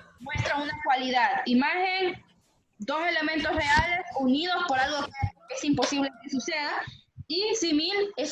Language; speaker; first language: Spanish; native; Spanish